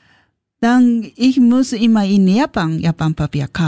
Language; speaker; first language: German; non-native, learner; Japanese